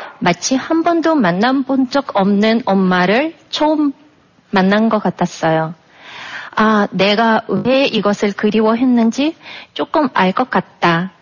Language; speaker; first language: Korean; non-native, fluent; Russian